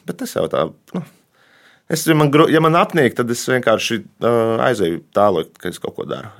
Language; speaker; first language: Latvian; native; Latvian